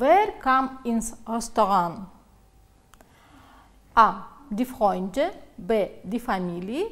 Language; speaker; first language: German; non-native, fluent; Uzbek